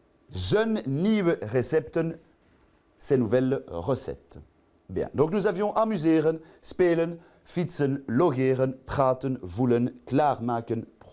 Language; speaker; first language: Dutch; non-native, local second language; French